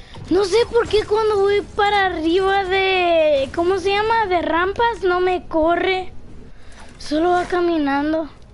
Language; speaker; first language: Spanish; early bilingual, heritage; Spanish